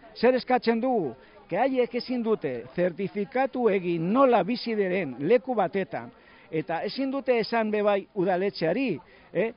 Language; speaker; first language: Basque; non-native, local second language; Spanish